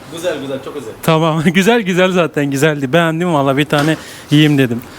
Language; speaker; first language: Turkish; non-native, learner; Arabic